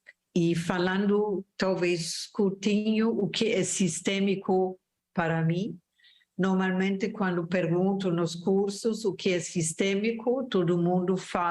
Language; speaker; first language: Portuguese; non-native, fluent; German